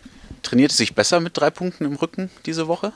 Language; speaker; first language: German; native; German